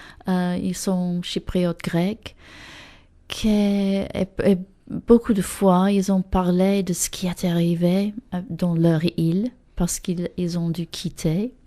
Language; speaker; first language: French; non-native, fluent; English